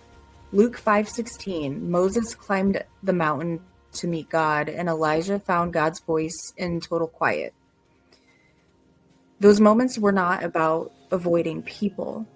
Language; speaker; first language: English; native; English